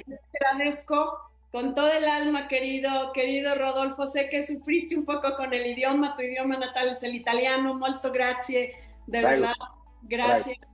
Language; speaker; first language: Spanish; native; Spanish